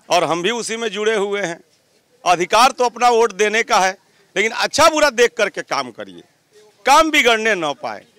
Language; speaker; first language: Hindi; native; Hindi